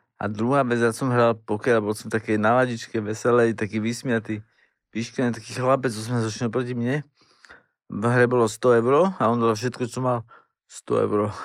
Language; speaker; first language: Slovak; native; Slovak